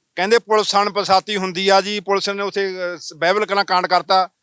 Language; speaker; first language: Punjabi; native; Punjabi